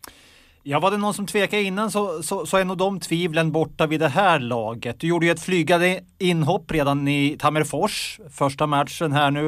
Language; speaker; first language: Swedish; native; Swedish